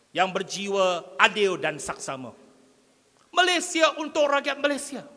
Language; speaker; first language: Malay; non-native, local second language; Chinese